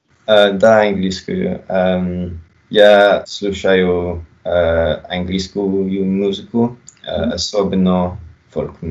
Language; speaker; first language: Russian; non-native, learner; English